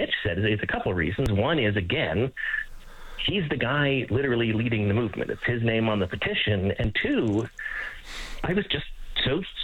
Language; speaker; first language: English; native; English